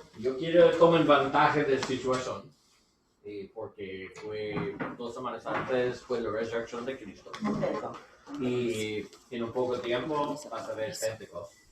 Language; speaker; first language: Spanish; non-native, learner; English